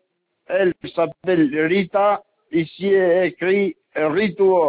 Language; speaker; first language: French; non-native, learner; Albanian